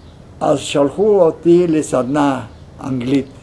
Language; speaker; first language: Hebrew; non-native, fluent; Yiddish